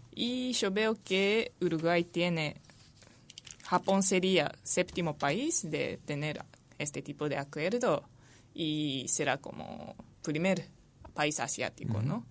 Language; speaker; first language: Spanish; non-native, fluent; Japanese